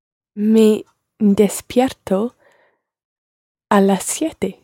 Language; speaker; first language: Spanish; non-native, learner; English